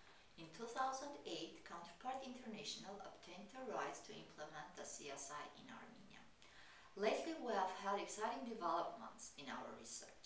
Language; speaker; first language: English; non-native, fluent; Armenian